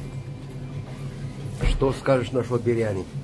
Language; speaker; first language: Russian; non-native, fluent; Urdu